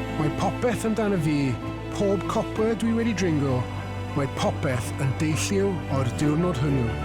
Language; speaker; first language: Welsh; non-native, local second language; English